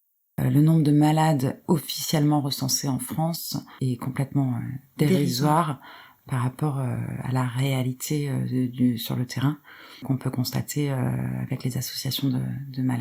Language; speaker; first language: French; native; French